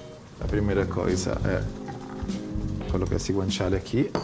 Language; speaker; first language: Portuguese; non-native, fluent; Italian